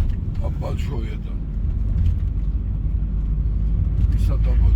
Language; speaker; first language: Russian; non-native, learner; Georgian